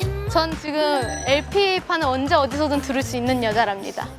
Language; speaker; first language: Korean; native; Korean